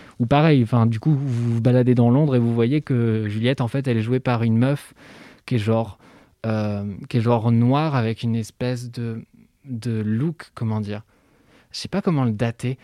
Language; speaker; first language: French; native; French